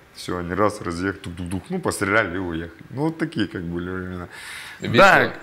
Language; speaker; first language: Russian; native; Russian